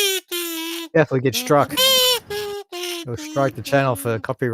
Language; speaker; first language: English; native; English